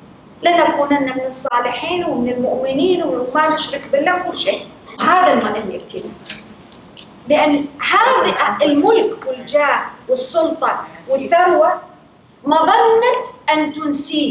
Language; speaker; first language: Arabic; native; Arabic